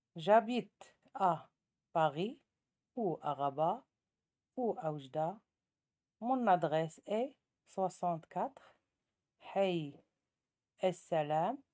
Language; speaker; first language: French; non-native, local second language; Arabic